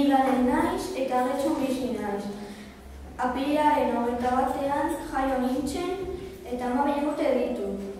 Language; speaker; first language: Basque; non-native, local second language; Spanish